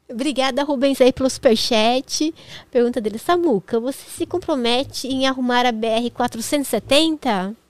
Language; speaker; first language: Portuguese; native; Portuguese